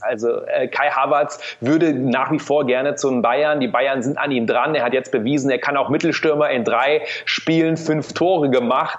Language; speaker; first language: German; native; German